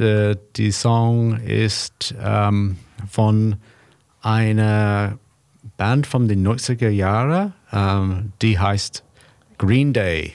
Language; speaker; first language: German; non-native, learner; English